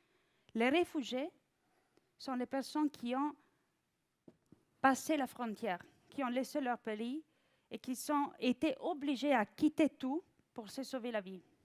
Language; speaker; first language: French; non-native, fluent; Italian